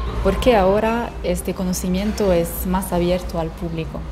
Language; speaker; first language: Spanish; non-native, fluent; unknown